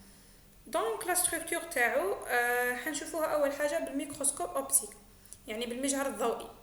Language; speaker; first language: Arabic; native; Arabic